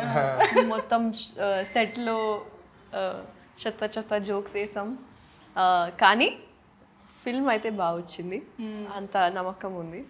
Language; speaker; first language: Telugu; non-native, local second language; Urdu